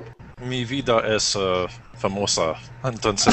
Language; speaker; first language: Spanish; non-native, learner; French